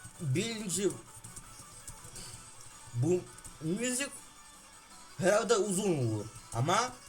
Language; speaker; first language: Turkish; non-native, learner; Ukrainian